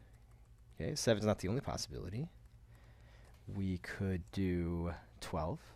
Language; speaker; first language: English; native; English